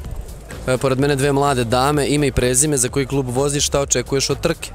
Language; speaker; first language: Serbian; native; Serbian